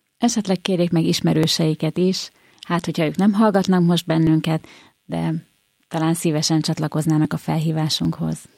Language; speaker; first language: Hungarian; native; Hungarian